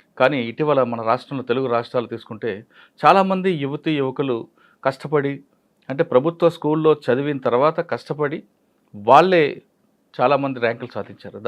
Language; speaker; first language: Telugu; native; Telugu